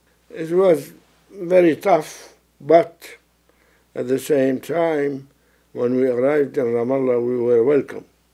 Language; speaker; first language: English; non-native, fluent; Arabic